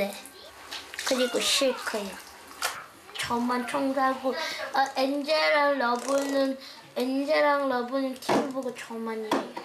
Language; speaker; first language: Korean; early bilingual, other home language; English